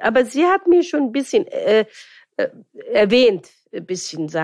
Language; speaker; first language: German; non-native, fluent; Arabic